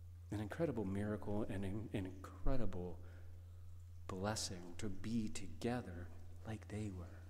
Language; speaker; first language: English; native; English